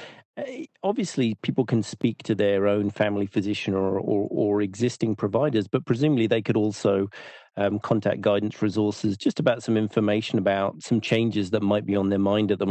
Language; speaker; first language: English; native; English